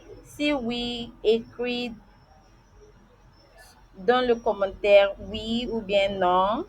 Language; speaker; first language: French; non-native, learner; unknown